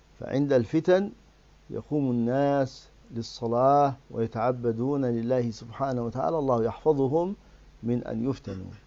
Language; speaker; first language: Arabic; native; Arabic